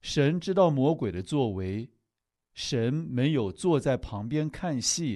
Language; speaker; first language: Chinese; native; Chinese